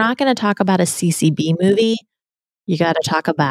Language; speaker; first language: English; native; English